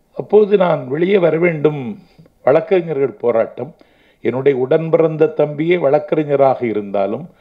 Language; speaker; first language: Tamil; native; Tamil